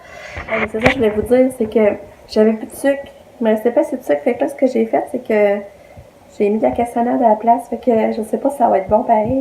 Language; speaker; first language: French; native; French